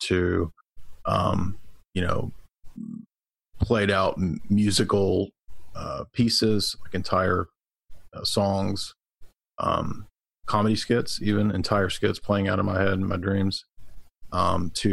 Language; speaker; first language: English; native; English